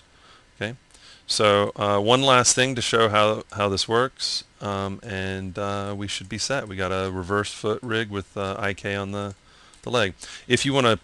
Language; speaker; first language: English; native; English